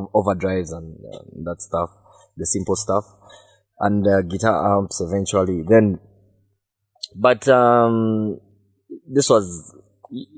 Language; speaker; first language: English; non-native, local second language; Ganda